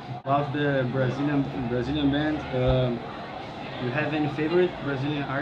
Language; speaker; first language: English; non-native, learner; Portuguese